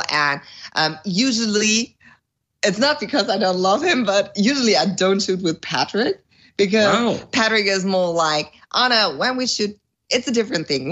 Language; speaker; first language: English; non-native, fluent; German